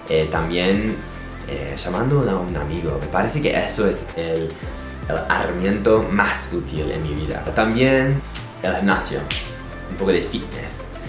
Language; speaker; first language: Spanish; non-native, fluent; English